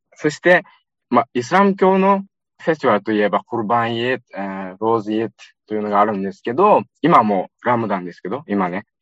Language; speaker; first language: Japanese; non-native, fluent; Uyghur